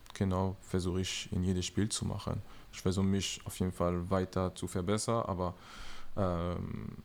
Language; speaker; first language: German; non-native, learner; French